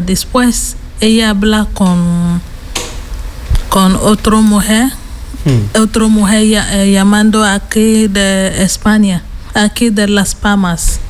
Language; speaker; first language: Spanish; non-native, learner; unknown